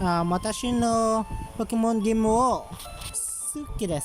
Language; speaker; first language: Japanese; non-native, learner; English